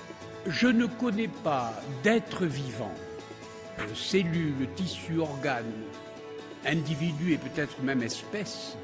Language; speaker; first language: French; native; French